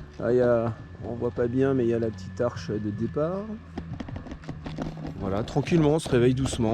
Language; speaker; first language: French; native; French